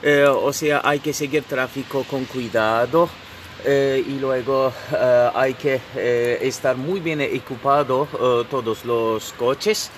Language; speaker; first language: Spanish; non-native, fluent; Turkish